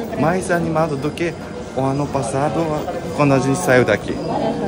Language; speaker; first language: Portuguese; non-native, learner; Japanese